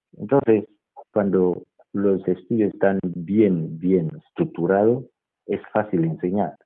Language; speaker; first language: Spanish; non-native, fluent; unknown